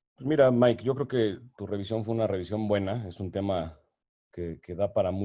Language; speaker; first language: Spanish; native; Spanish